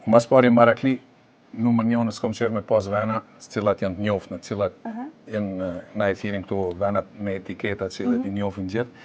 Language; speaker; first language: Albanian; early bilingual, other home language; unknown